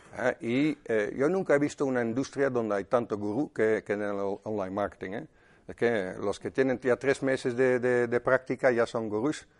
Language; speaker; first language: Spanish; non-native, fluent; Dutch